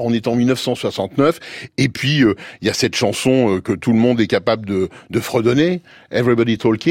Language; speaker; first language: French; native; French